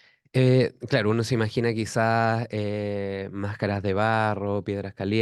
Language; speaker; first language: Spanish; native; Spanish